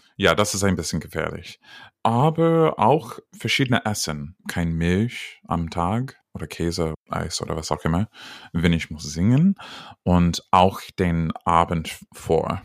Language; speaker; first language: German; non-native, learner; English